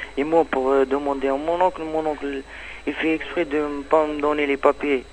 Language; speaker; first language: French; non-native, learner; Arabic